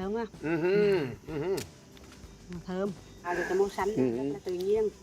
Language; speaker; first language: Vietnamese; native; Vietnamese